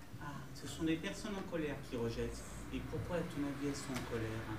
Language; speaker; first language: French; native; French